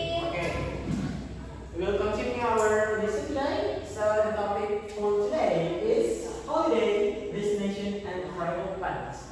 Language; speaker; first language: English; non-native, learner; Indonesian